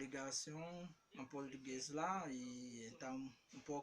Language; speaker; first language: Portuguese; non-native, learner; Haitian Creole